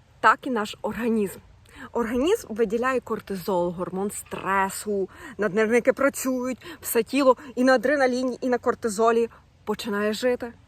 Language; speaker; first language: Ukrainian; non-native, local second language; Russian